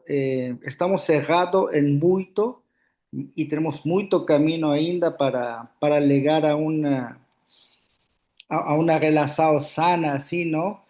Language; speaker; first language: Portuguese; non-native, fluent; Spanish